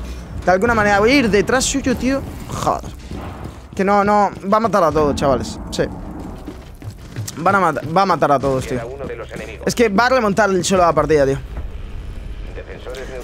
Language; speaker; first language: Spanish; native; Spanish